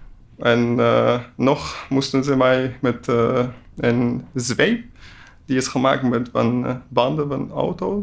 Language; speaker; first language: Dutch; non-native, learner; Persian